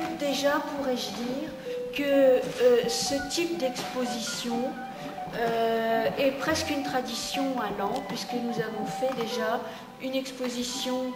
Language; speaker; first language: French; native; French